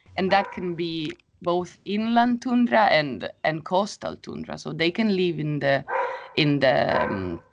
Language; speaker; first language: English; non-native, fluent; Italian